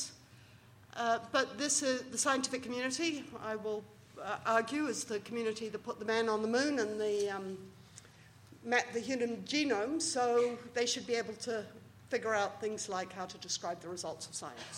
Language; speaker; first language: English; native; English